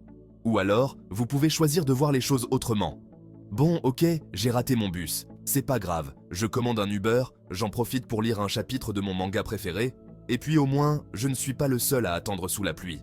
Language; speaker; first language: French; native; French